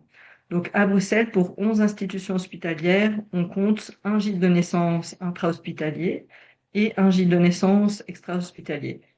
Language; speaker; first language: French; native; French